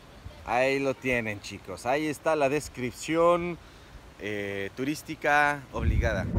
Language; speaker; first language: Spanish; native; Spanish